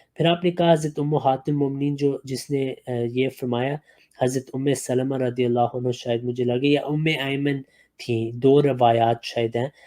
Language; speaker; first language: Urdu; native; Urdu